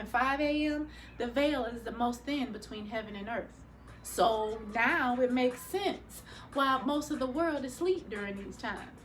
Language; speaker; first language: English; native; English